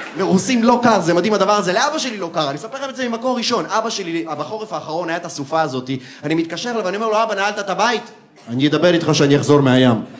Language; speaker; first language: Hebrew; early bilingual, other home language; Russian